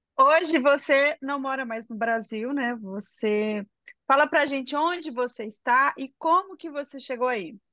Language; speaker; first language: Portuguese; native; Portuguese